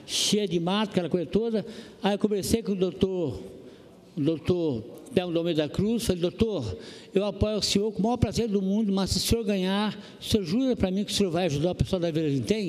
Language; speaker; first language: Portuguese; native; Portuguese